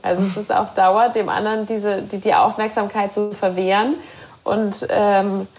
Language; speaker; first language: German; native; German